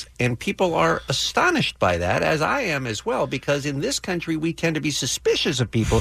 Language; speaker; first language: English; native; English